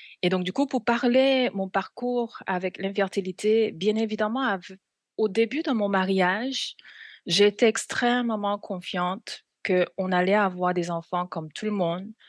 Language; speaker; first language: French; non-native, fluent; Korean